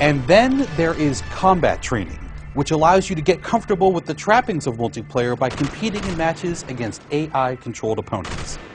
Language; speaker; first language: English; native; English